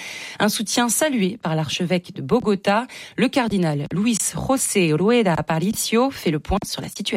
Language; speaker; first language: French; native; French